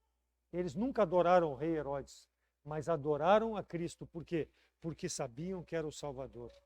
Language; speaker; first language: Portuguese; native; Portuguese